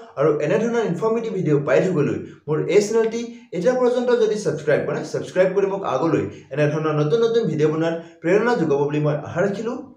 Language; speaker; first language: Assamese; non-native, local second language; Karbi